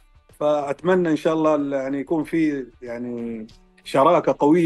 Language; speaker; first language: Arabic; native; Arabic